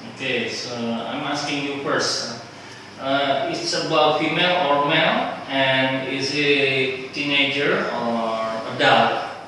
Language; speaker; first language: English; non-native, learner; Indonesian